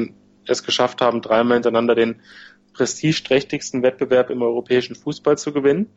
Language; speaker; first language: German; native; German